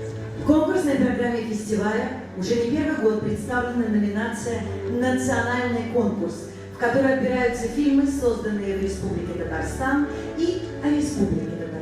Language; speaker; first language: Russian; native; Russian